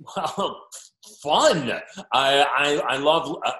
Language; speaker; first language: English; native; English